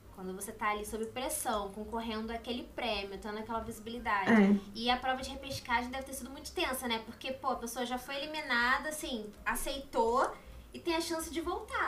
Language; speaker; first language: Portuguese; native; Portuguese